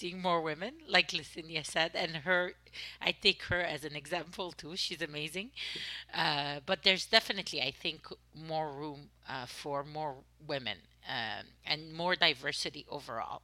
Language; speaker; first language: English; non-native, fluent; French